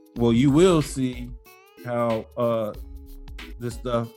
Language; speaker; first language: English; native; English